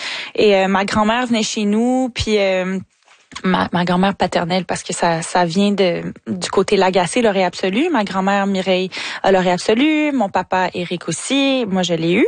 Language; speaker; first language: French; native; French